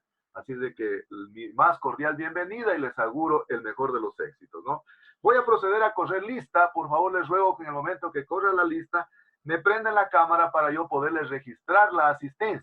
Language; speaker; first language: Spanish; native; Spanish